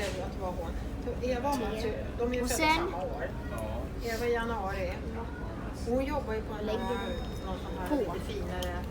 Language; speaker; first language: Swedish; native; Swedish